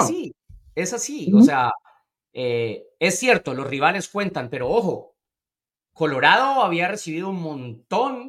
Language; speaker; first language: Spanish; native; Spanish